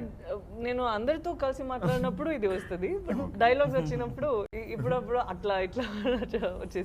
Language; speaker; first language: Telugu; non-native, fluent; Tamil